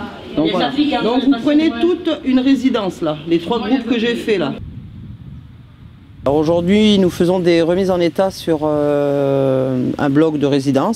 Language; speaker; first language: French; native; French